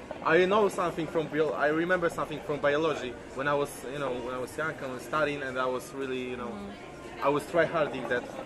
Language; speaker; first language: English; non-native, fluent; Polish